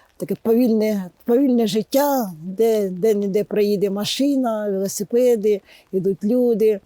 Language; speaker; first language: Ukrainian; non-native, local second language; Russian